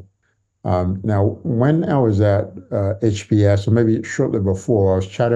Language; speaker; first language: English; non-native, local second language; Yoruba